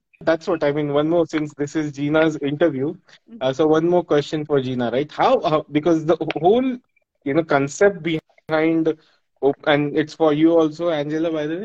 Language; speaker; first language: English; non-native, local second language; Marathi